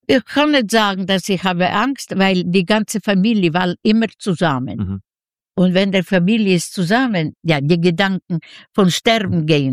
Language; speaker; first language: German; non-native, learner; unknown